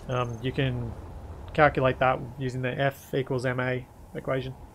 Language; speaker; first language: English; native; English